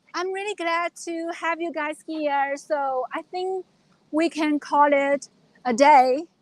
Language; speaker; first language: English; non-native, fluent; Chinese